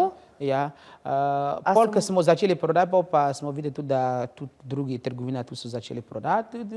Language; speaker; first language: Slovenian; non-native, learner; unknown